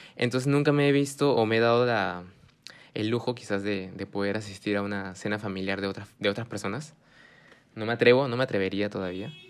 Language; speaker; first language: Spanish; early bilingual, heritage; Spanish